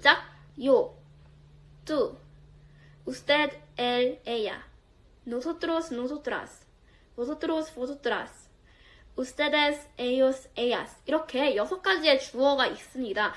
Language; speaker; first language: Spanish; non-native, learner; Korean